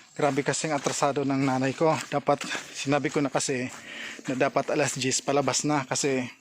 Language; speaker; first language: Filipino; non-native, local second language; Bikol